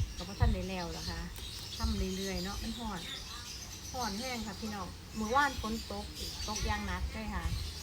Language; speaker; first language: Thai; non-native, local second language; Northeastern Thai